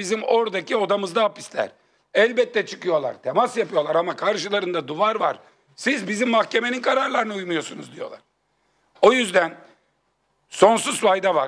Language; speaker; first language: Turkish; native; Turkish